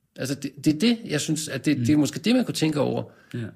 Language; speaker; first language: Danish; native; Danish